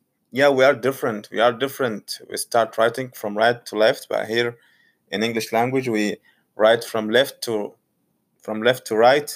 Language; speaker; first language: English; non-native, learner; Arabic